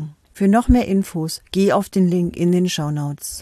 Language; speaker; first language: German; native; German